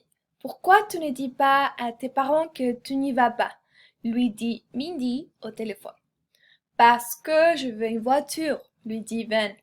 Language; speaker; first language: French; non-native, fluent; Spanish